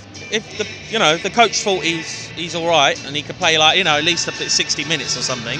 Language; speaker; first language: English; native; English